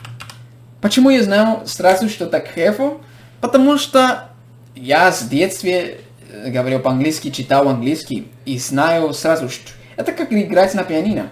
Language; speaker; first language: Russian; non-native, fluent; English